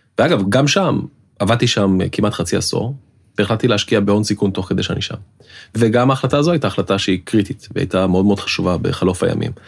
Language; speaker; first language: Hebrew; native; Hebrew